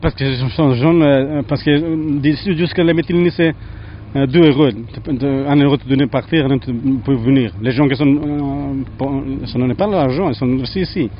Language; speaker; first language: French; non-native, learner; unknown